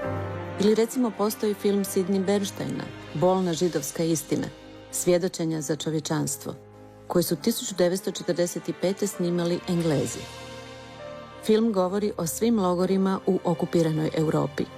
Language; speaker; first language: Croatian; native; Croatian